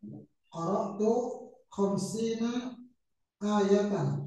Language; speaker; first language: Arabic; non-native, learner; Indonesian